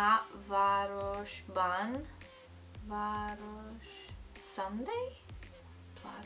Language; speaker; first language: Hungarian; non-native, learner; Italian